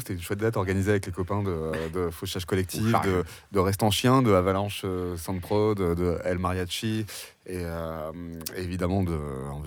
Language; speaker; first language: French; native; French